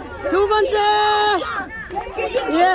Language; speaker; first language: Korean; native; Korean